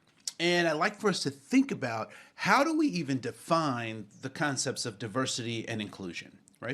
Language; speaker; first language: English; native; English